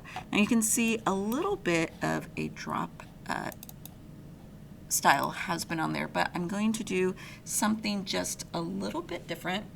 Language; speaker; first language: English; native; English